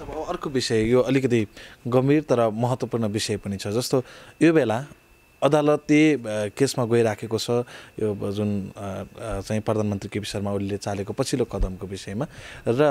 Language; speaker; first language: Nepali; native; Nepali